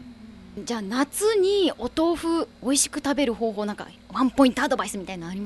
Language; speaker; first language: Japanese; native; Japanese